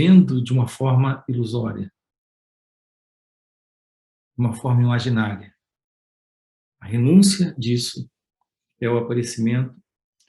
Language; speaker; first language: Portuguese; native; Portuguese